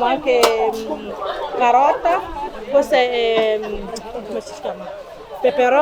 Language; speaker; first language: Italian; non-native, learner; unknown